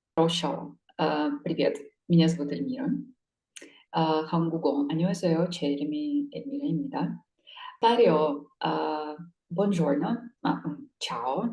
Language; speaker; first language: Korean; non-native, learner; Russian